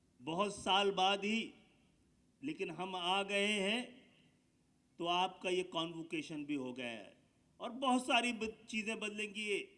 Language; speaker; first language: Urdu; native; Urdu